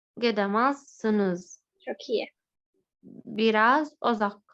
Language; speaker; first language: Turkish; non-native, learner; Arabic